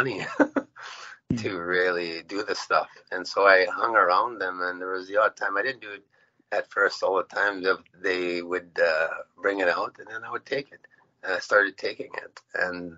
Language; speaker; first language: English; non-native, fluent; Cree